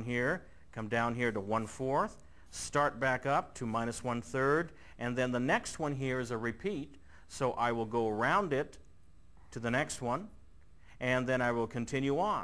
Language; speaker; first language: English; native; English